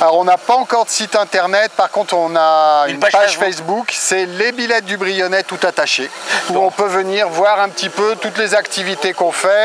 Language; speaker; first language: French; native; French